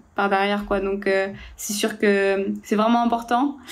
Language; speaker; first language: French; native; French